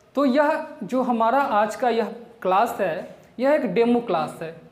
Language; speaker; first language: Hindi; non-native, local second language; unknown